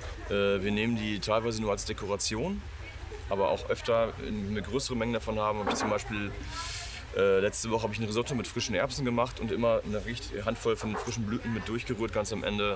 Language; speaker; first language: German; native; German